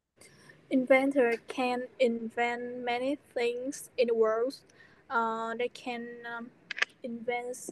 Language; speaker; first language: English; non-native, learner; Vietnamese